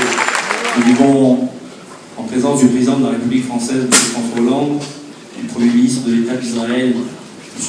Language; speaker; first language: French; native; French